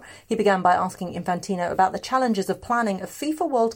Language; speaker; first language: English; native; English